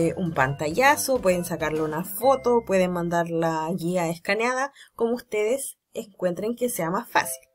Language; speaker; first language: Spanish; native; Spanish